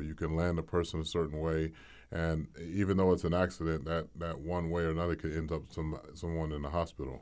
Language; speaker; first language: English; native; English